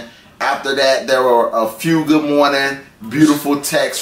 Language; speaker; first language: English; native; English